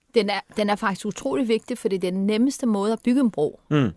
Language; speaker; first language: Danish; early bilingual, other home language; Turkish